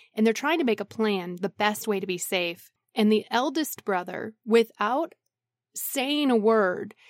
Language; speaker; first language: English; native; English